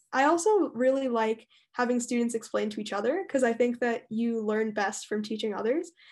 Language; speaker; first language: English; native; English